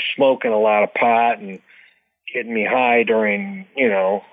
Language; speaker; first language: English; native; English